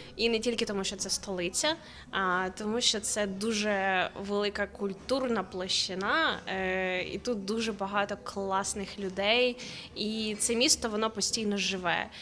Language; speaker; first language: Ukrainian; native; Ukrainian